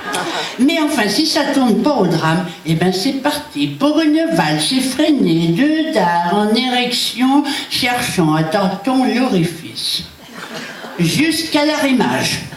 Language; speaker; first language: French; native; French